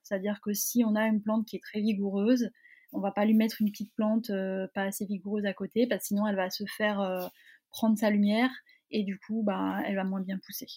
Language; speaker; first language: French; native; French